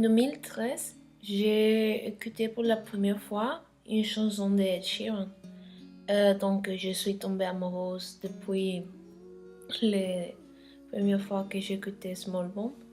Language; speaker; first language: French; non-native, learner; Spanish